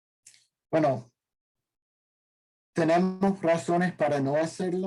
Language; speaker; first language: Spanish; non-native, fluent; English